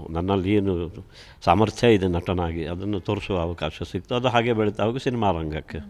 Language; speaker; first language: Kannada; early bilingual, other home language; Konkani